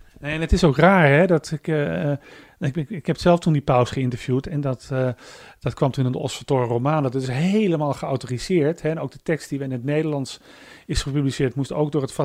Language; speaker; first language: Dutch; native; Dutch